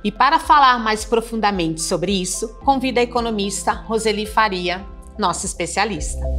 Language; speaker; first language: Portuguese; native; Portuguese